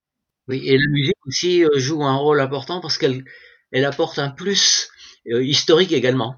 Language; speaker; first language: French; native; French